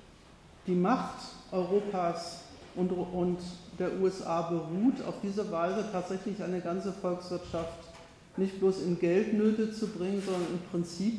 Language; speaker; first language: German; native; German